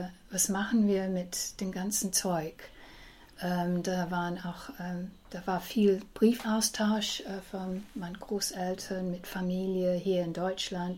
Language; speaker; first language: German; early bilingual, heritage; English